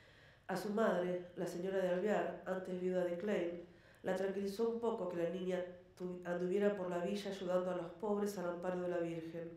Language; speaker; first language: Spanish; native; Spanish